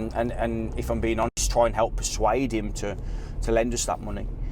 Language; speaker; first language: English; native; English